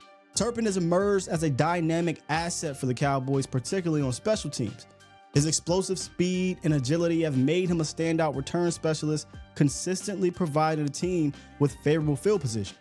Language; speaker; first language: English; native; English